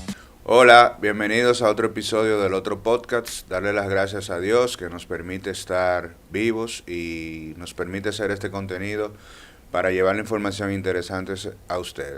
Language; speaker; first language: Spanish; native; Spanish